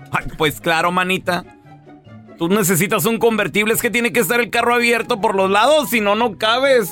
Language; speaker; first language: Spanish; native; Spanish